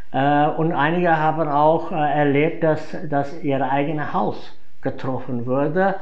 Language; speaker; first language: German; non-native, fluent; English